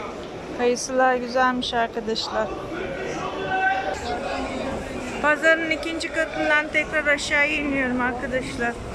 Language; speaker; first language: Turkish; native; Turkish